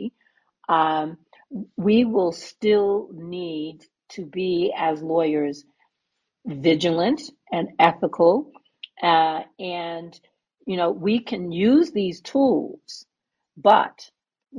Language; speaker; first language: English; native; English